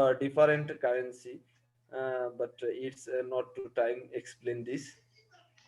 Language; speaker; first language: English; non-native, learner; Bangla